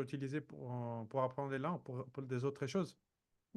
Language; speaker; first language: French; non-native, fluent; Portuguese